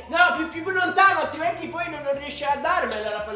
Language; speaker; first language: Italian; native; Italian